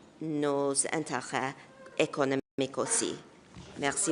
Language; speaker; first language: French; non-native, fluent; English